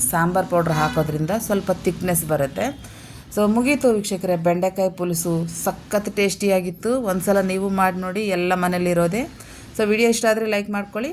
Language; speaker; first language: Kannada; non-native, local second language; Telugu